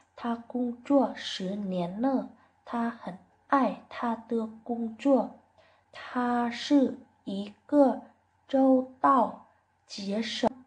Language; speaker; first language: Chinese; non-native, fluent; Vietnamese